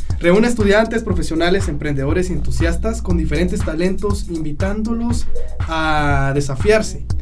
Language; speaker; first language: Spanish; native; Spanish